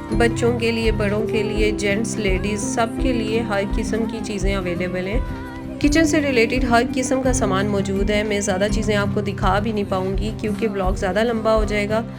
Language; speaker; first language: Urdu; non-native, local second language; Pahari-Potwari